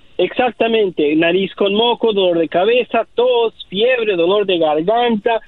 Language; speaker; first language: Spanish; native; Spanish